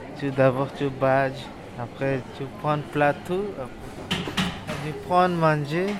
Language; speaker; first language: French; non-native, learner; Bangla